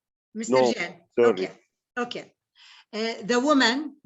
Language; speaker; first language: English; non-native, learner; Arabic